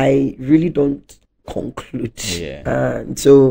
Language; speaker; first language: English; non-native, local second language; Akan